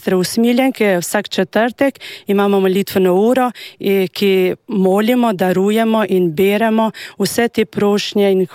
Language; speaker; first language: Slovenian; non-native, learner; Albanian